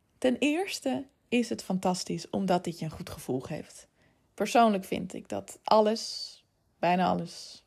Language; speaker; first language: Dutch; native; Dutch